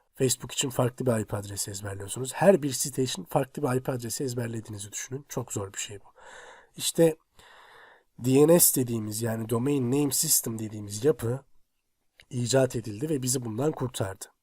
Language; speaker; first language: Turkish; native; Turkish